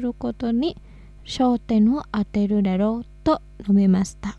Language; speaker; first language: Japanese; non-native, fluent; Indonesian